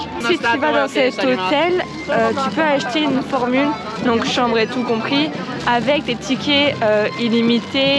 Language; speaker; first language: French; native; French